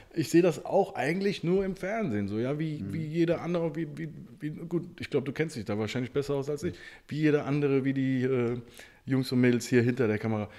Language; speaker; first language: German; native; German